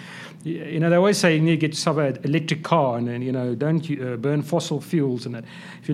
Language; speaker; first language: English; non-native, local second language; Afrikaans